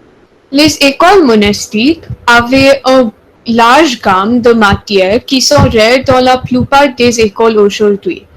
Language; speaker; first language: French; non-native, learner; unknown